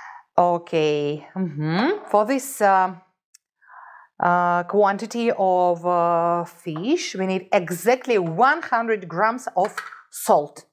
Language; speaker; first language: English; non-native, fluent; Russian